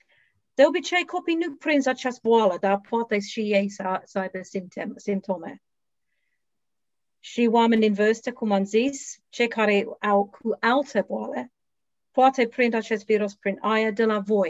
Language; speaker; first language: Romanian; non-native, learner; English